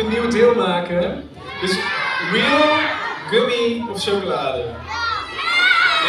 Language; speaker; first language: Dutch; native; Dutch